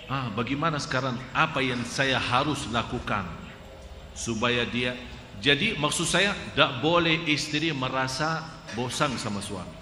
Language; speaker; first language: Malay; non-native, fluent; Arabic